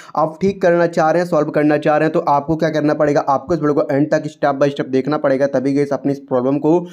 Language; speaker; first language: Hindi; native; Hindi